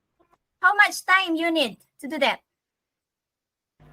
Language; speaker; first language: English; non-native, learner; Indonesian